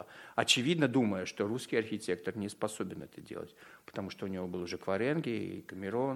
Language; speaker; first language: Russian; native; Russian